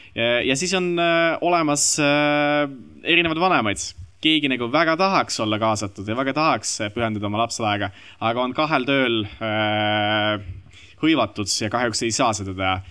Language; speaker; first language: Estonian; non-native, local second language; Russian